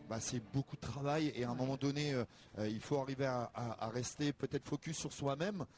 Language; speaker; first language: French; native; French